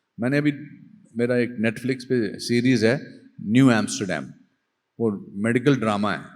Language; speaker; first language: Hindi; native; Hindi